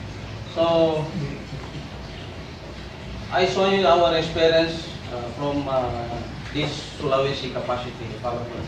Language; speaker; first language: English; non-native, fluent; Indonesian